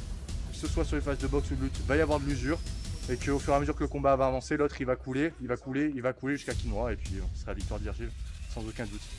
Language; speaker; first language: French; native; French